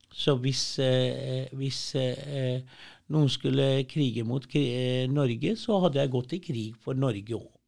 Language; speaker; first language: Norwegian; early bilingual, other home language; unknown